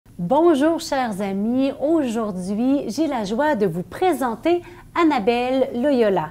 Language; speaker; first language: French; native; French